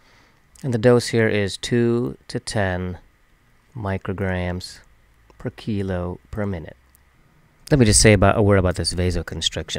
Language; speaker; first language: English; native; English